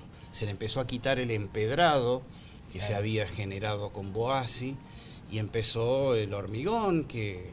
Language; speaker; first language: Spanish; native; Spanish